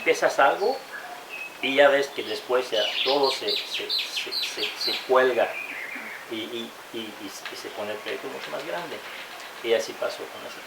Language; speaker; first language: Spanish; non-native, fluent; French